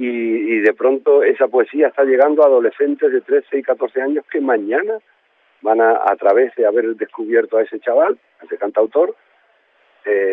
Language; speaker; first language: Spanish; native; Spanish